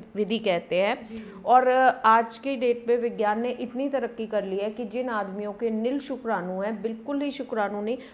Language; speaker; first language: Hindi; non-native, local second language; Punjabi